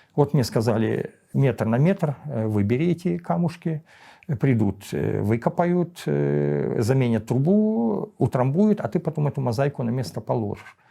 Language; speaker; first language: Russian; native; Russian